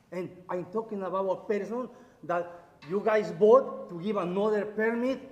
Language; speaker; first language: English; non-native, learner; Spanish